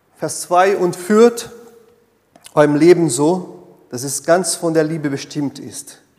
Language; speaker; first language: German; non-native, fluent; Portuguese